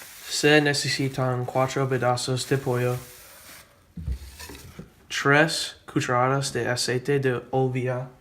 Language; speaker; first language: Spanish; non-native, learner; English